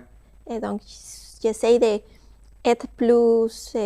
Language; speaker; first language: French; non-native, fluent; Spanish